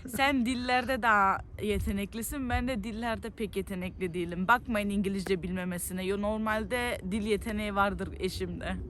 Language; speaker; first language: Turkish; early bilingual, heritage; Turkish